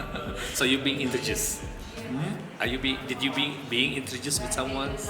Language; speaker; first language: English; non-native, learner; Indonesian